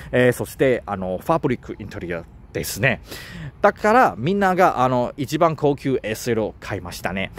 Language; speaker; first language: Japanese; non-native, learner; Chinese